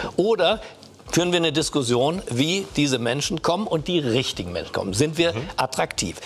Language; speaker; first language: German; native; German